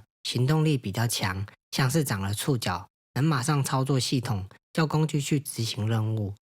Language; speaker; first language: Chinese; native; Chinese